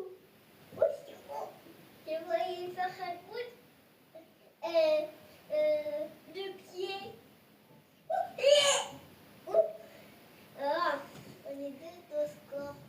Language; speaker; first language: French; native; French